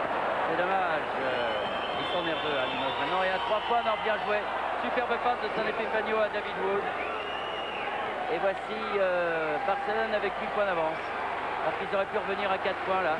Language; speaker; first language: French; native; French